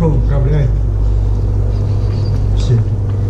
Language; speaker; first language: Russian; non-native, learner; Chinese